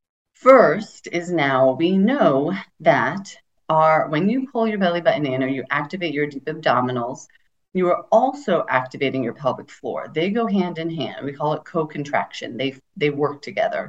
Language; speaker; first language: English; native; English